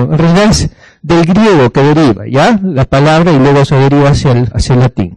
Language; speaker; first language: Spanish; native; Spanish